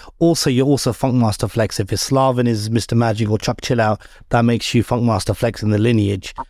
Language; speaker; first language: English; native; English